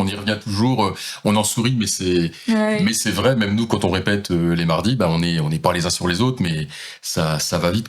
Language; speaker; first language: French; native; French